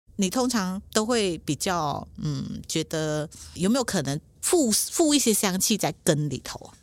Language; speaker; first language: Chinese; native; Chinese